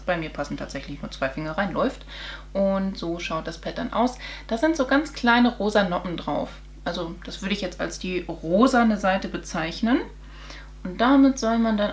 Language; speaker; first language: German; native; German